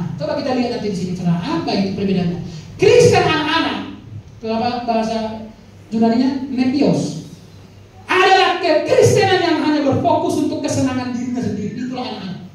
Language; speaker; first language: Indonesian; non-native, local second language; Batak Toba